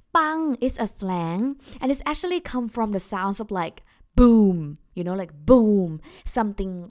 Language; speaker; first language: English; non-native, fluent; Thai